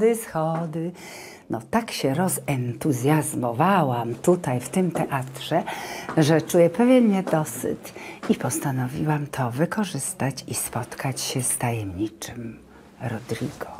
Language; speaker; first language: Polish; native; Polish